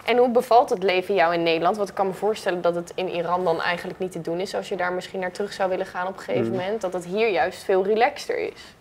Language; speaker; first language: Dutch; native; Dutch